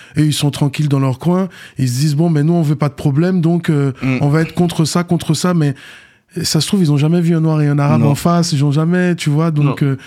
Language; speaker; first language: French; native; French